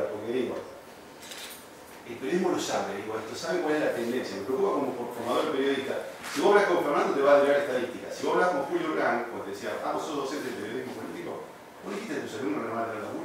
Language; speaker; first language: Spanish; native; Spanish